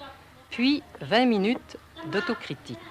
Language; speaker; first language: French; native; French